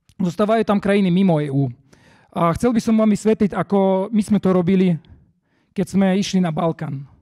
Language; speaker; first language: Slovak; non-native, fluent; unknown